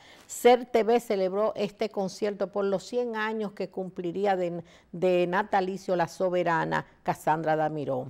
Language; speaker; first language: Spanish; native; Spanish